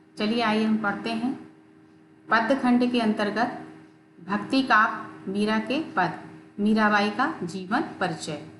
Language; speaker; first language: Hindi; native; Hindi